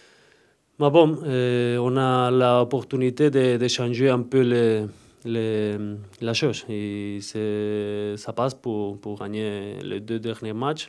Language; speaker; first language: French; non-native, fluent; Spanish